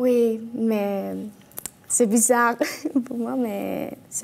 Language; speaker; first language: French; non-native, learner; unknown